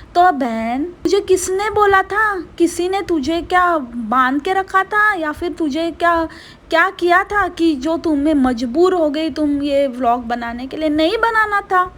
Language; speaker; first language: Hindi; native; Hindi